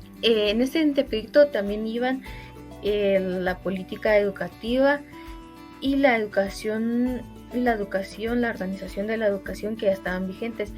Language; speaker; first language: Spanish; native; Spanish